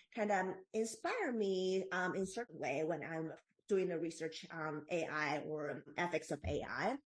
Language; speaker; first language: English; non-native, fluent; Chinese